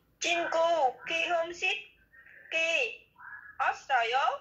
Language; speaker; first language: Korean; non-native, learner; Vietnamese